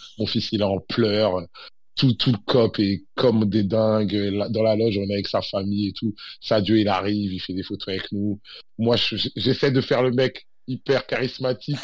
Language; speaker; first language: French; early bilingual, other home language; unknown